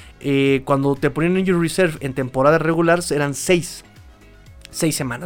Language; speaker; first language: Spanish; native; Spanish